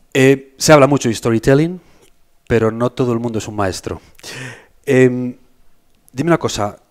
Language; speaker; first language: Spanish; native; Spanish